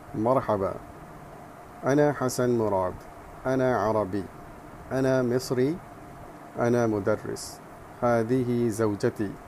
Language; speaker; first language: Arabic; non-native, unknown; Urdu